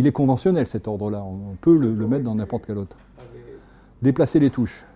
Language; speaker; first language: French; native; French